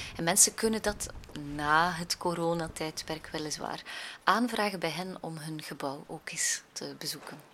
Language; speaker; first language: Dutch; native; Dutch